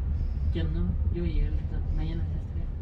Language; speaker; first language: Spanish; native; Spanish